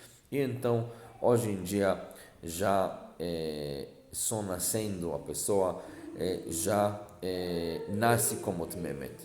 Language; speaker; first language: Portuguese; non-native, fluent; Hebrew